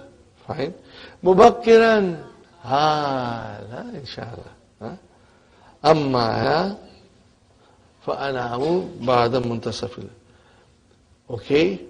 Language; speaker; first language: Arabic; non-native, fluent; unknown